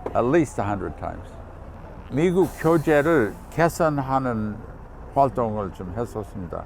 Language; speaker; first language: Korean; non-native, fluent; English